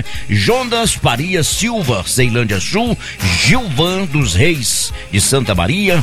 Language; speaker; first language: Portuguese; native; Portuguese